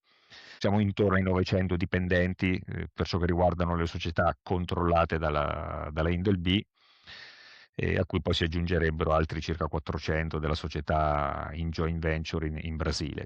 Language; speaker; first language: Italian; native; Italian